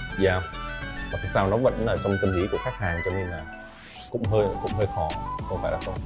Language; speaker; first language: Vietnamese; early bilingual, heritage; Vietnamese